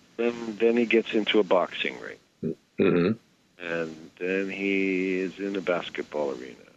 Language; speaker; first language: English; native; English